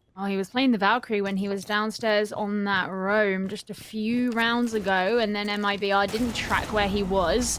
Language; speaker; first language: English; native; English